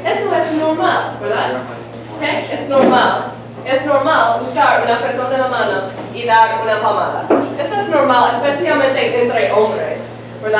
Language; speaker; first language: Spanish; non-native, fluent; English